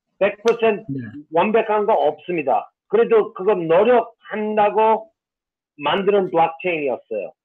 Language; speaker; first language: Korean; non-native, fluent; English